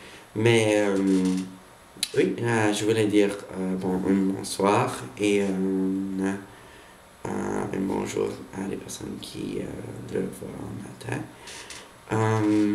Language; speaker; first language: French; non-native, learner; English